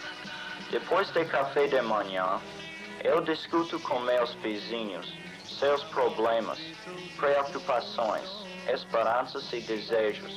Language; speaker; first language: Portuguese; non-native, fluent; English